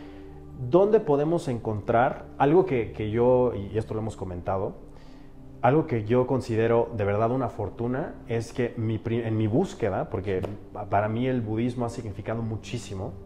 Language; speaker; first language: Spanish; native; Spanish